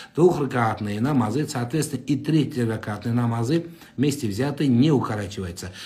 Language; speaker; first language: Russian; non-native, local second language; Kazakh